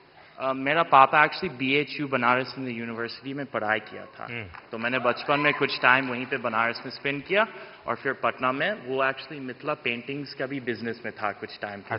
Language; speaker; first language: Hindi; non-native, fluent; English